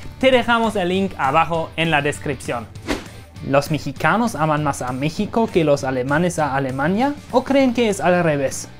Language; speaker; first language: Spanish; non-native, fluent; German